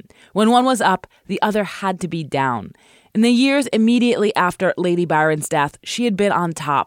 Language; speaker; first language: English; native; English